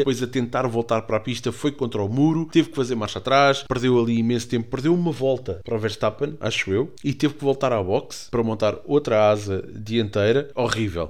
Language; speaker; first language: Portuguese; native; Portuguese